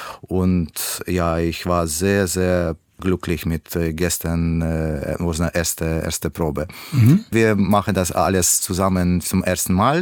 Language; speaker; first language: German; non-native, learner; Russian